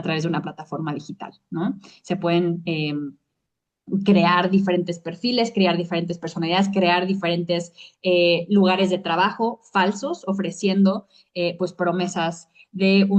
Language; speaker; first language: Spanish; native; Spanish